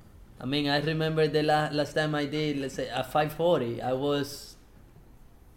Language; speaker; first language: English; non-native, fluent; Spanish